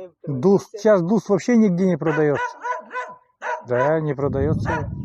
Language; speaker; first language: Russian; native; Russian